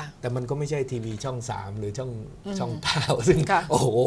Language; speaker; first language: Thai; native; Thai